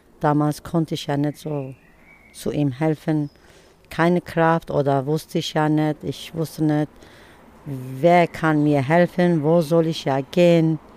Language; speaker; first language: German; early bilingual, other home language; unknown